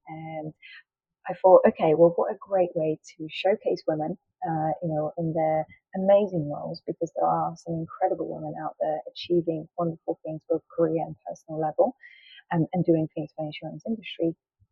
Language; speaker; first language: English; non-native, fluent; Polish